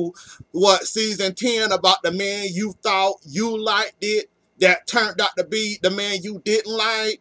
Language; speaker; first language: English; native; English